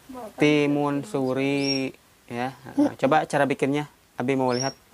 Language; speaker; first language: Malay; non-native, local second language; Sundanese